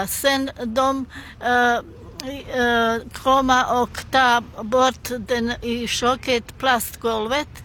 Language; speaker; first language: Swedish; non-native, learner; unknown